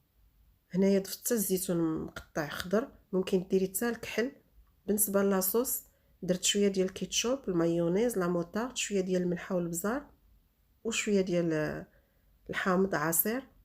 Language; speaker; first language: Arabic; native; Arabic